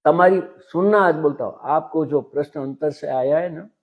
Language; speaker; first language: Hindi; non-native, local second language; Gujarati